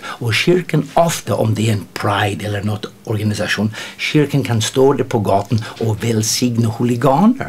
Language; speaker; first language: Swedish; non-native, fluent; English